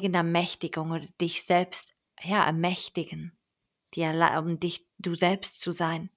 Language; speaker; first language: German; native; German